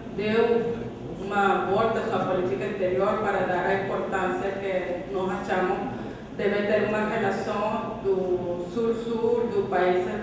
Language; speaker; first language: Portuguese; non-native, fluent; Spanish